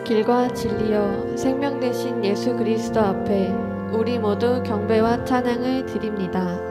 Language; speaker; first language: Korean; native; Korean